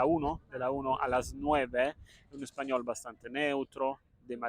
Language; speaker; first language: Spanish; non-native, fluent; Italian